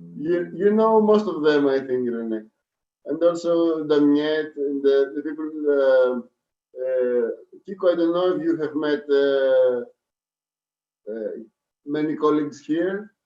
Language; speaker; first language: English; non-native, fluent; Greek